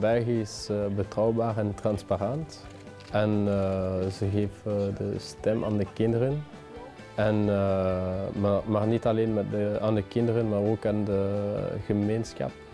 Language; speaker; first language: Dutch; non-native, local second language; French